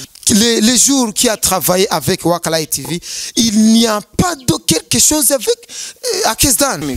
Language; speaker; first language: French; non-native, learner; Rundi